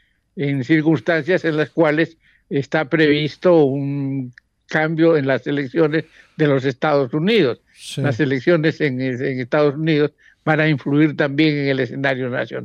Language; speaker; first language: Spanish; native; Spanish